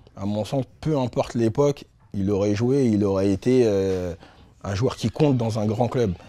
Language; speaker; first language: French; native; French